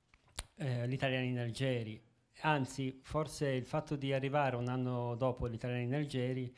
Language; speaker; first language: Italian; native; Italian